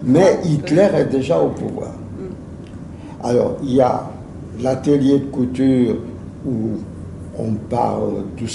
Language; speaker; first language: French; non-native, fluent; Yiddish